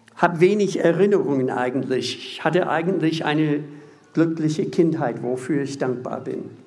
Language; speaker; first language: German; non-native, fluent; English